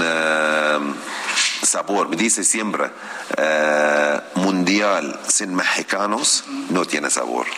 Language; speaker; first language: Spanish; non-native, learner; Arabic